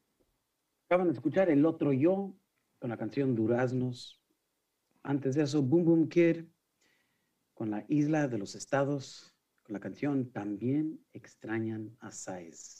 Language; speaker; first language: Spanish; early bilingual, heritage; Spanish